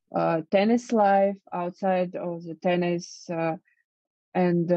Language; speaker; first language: English; non-native, fluent; Russian